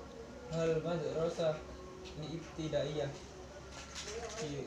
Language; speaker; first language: Arabic; non-native, learner; Indonesian